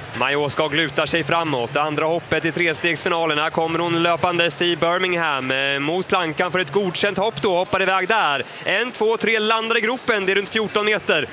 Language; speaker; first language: Swedish; native; Swedish